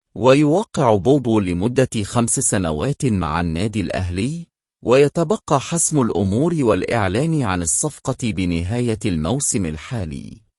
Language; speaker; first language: Arabic; native; Arabic